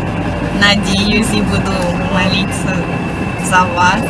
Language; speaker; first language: Russian; non-native, fluent; French